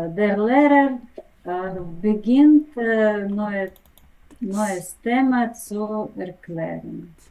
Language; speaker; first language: German; non-native, learner; Ukrainian